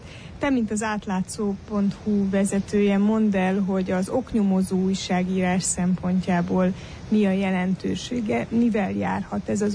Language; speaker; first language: Hungarian; native; Hungarian